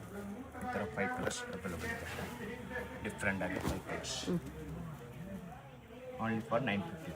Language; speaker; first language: Kannada; non-native, local second language; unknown